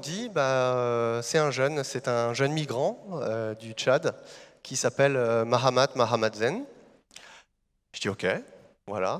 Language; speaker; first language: French; native; French